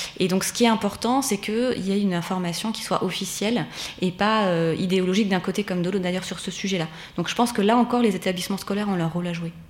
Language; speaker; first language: French; native; French